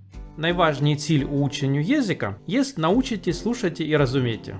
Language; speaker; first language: Croatian; non-native, learner; Russian